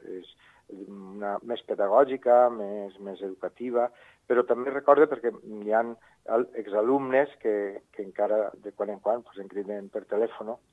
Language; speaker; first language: Catalan; native; Catalan